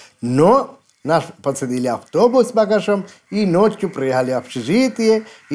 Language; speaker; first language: Russian; non-native, fluent; Sinhala